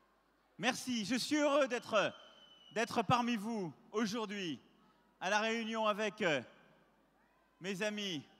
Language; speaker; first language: French; native; French